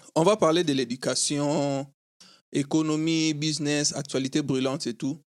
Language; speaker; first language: French; non-native, local second language; Lingala